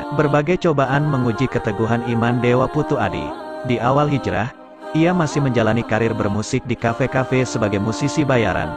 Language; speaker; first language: Indonesian; native; Indonesian